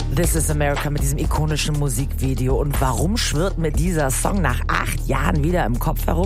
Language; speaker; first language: German; native; German